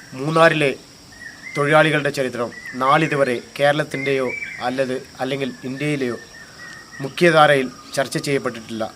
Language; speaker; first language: Malayalam; non-native, local second language; Tamil